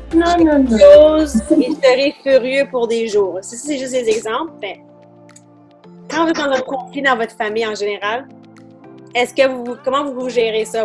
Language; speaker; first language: French; native; French